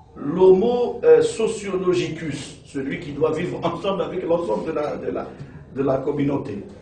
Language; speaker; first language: French; non-native, local second language; Arabic